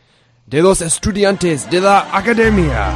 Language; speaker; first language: Spanish; non-native, learner; English